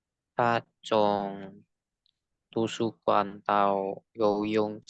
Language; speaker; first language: Chinese; non-native, learner; Indonesian